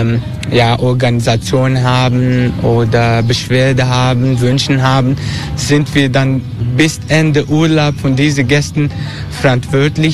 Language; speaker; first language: German; non-native, learner; Turkish